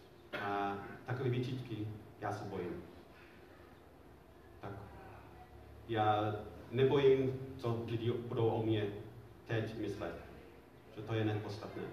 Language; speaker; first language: Czech; non-native, fluent; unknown